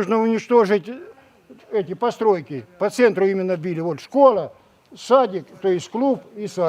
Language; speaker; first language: Russian; native; Russian